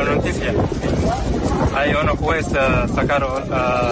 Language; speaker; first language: Spanish; non-native, learner; Arabic